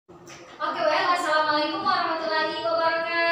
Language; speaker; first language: Indonesian; native; Indonesian